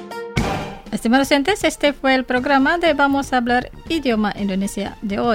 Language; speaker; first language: Spanish; non-native, fluent; Indonesian